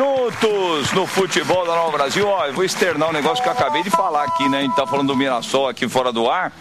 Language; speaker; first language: Portuguese; native; Portuguese